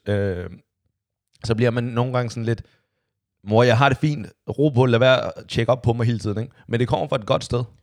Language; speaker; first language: Danish; early bilingual, other home language; Chinese